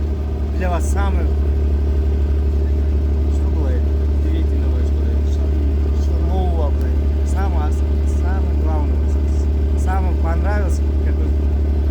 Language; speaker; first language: Russian; non-native, local second language; Uzbek